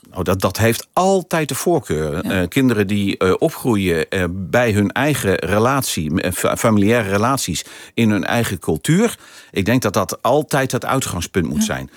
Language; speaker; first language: Dutch; native; Dutch